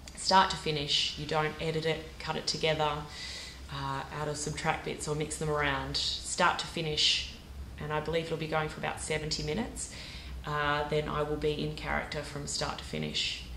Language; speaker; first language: English; native; English